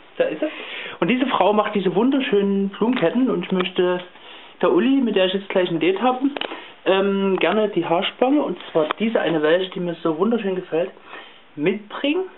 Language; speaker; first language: German; native; German